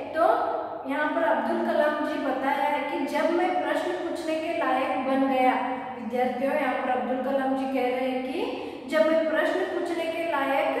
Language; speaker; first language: Hindi; non-native, local second language; Kannada